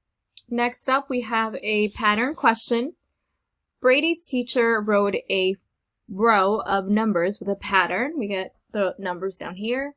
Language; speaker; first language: English; native; English